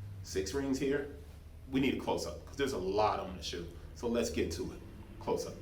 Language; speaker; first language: English; native; English